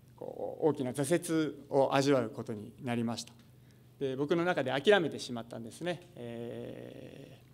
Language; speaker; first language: Japanese; native; Japanese